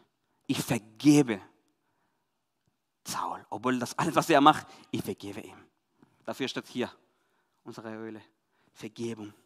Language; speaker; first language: German; non-native, learner; Spanish